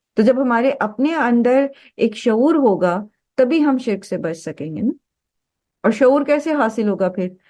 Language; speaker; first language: Urdu; native; Urdu